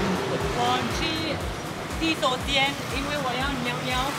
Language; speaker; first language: Chinese; non-native, learner; English